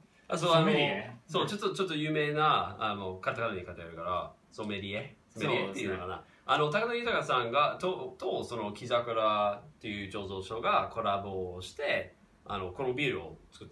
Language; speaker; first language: Japanese; non-native, fluent; English